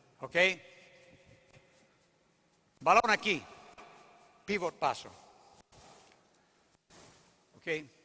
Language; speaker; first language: Spanish; non-native, learner; English